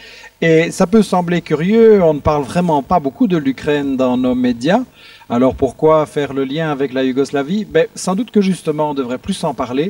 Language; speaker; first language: French; native; French